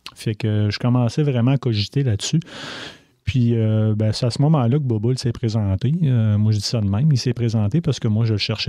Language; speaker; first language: French; native; French